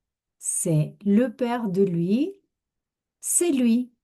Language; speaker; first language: French; non-native, fluent; Spanish